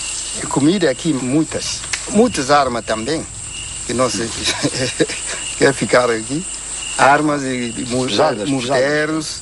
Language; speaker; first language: Portuguese; non-native, learner; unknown